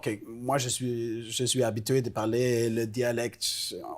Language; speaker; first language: French; non-native, fluent; Italian